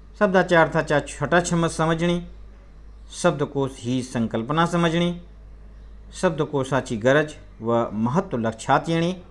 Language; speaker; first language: Marathi; non-native, local second language; Hindi